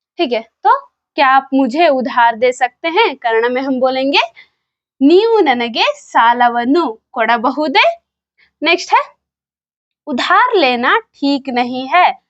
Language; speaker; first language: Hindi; non-native, local second language; Kannada